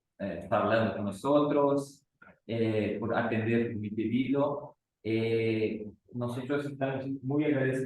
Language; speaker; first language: Spanish; non-native, fluent; Portuguese